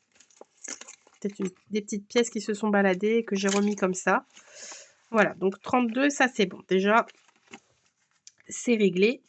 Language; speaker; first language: French; native; French